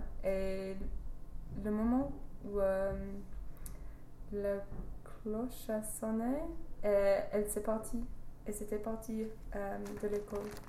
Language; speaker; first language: French; non-native, fluent; English